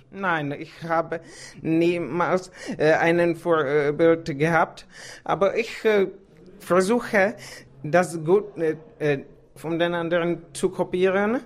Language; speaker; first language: German; non-native, fluent; Czech